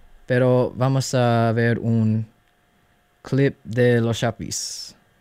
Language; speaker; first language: Spanish; early bilingual, other home language; English